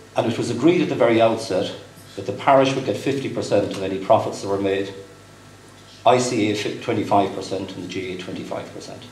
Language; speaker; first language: English; native; English